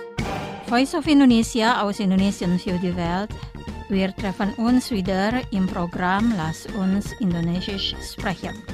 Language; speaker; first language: German; non-native, fluent; Indonesian